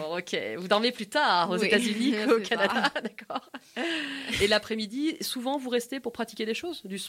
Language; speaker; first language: French; native; French